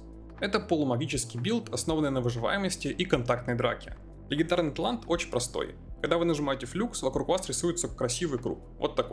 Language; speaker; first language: Russian; native; Russian